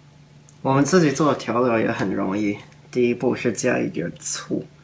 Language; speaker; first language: Chinese; non-native, learner; English